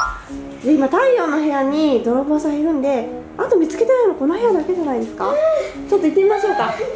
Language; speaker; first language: Japanese; native; Japanese